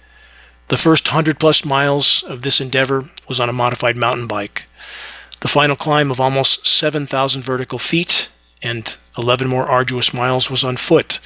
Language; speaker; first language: English; native; English